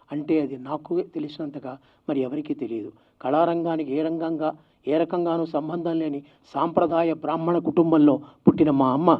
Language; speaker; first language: Telugu; native; Telugu